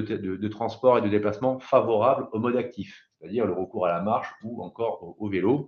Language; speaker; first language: French; native; French